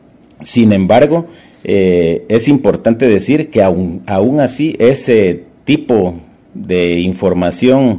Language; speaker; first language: Spanish; native; Spanish